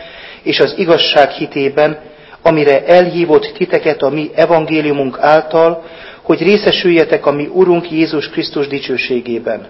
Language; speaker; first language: Hungarian; native; Hungarian